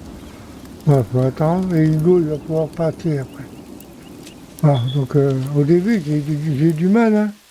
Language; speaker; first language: French; native; French